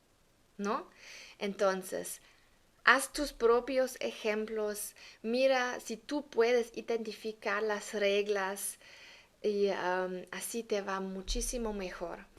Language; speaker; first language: Spanish; non-native, fluent; German